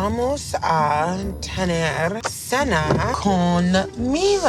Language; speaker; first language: Spanish; non-native, learner; English